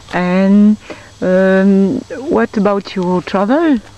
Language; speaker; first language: English; non-native, learner; French